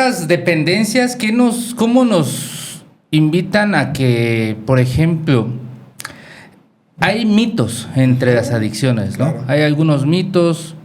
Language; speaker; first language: Spanish; native; Spanish